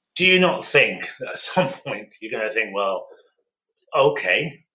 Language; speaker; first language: English; native; English